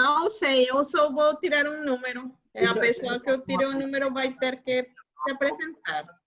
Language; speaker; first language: Portuguese; non-native, fluent; Spanish